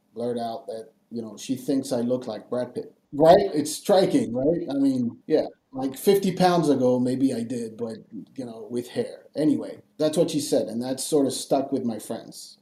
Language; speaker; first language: English; non-native, fluent; French